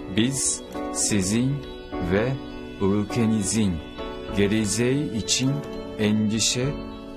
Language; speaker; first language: Turkish; non-native, learner; Japanese